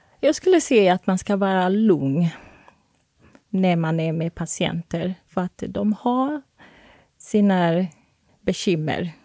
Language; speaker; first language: Swedish; non-native, fluent; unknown